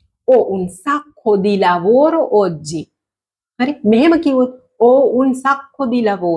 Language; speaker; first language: Italian; non-native, fluent; Sinhala